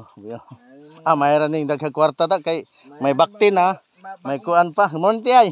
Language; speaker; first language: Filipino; non-native, local second language; Hiligaynon